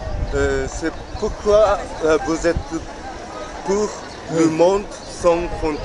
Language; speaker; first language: French; non-native, learner; Japanese